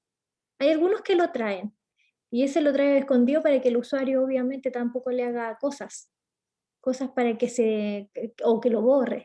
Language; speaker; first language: Spanish; native; Spanish